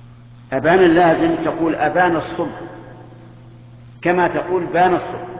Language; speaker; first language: Arabic; native; Arabic